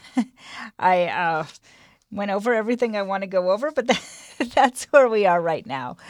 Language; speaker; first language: English; native; English